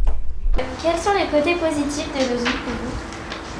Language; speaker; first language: French; native; French